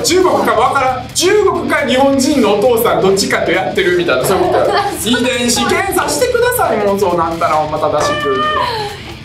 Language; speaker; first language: Japanese; early bilingual, other home language; Russian